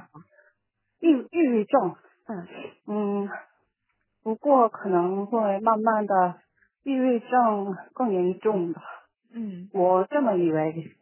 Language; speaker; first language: Chinese; non-native, learner; Korean